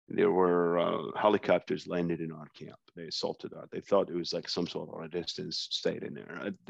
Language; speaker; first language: English; non-native, fluent; Arabic